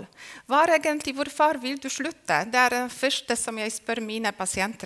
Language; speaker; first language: Norwegian; non-native, fluent; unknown